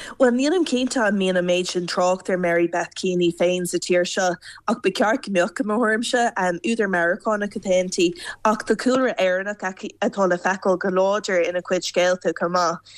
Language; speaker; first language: Irish; non-native, local second language; English